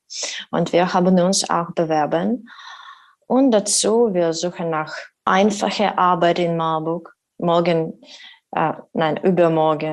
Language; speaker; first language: German; non-native, learner; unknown